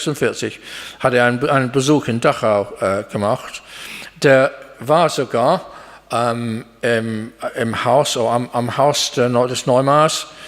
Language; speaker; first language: German; non-native, fluent; English